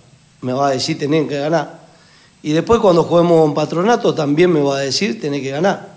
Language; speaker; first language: Spanish; native; Spanish